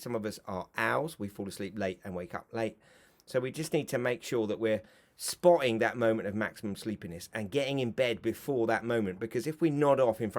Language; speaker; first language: English; native; English